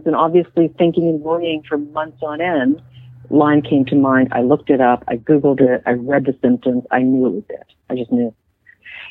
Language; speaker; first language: English; native; English